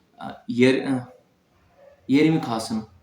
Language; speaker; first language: Turkish; non-native, learner; Urdu